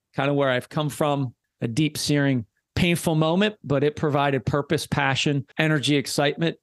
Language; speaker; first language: English; native; English